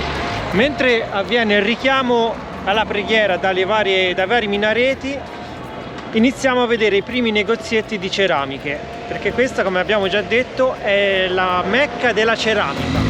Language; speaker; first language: Italian; native; Italian